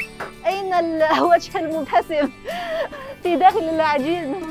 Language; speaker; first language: Arabic; non-native, learner; Chinese